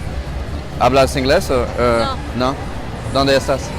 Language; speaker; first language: Spanish; non-native, learner; English